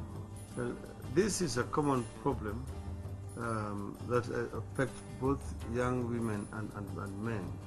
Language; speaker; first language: English; non-native, local second language; Luo (Kenya and Tanzania)